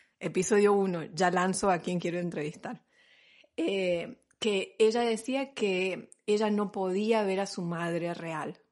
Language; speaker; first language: Spanish; native; Spanish